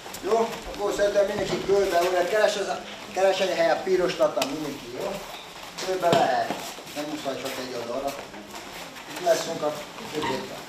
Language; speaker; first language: Hungarian; non-native, learner; Portuguese